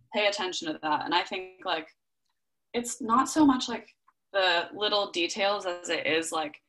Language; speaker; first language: English; native; English